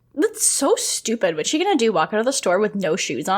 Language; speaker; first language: English; native; English